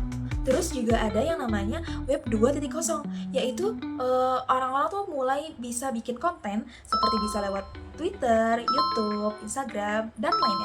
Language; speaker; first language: Indonesian; native; Indonesian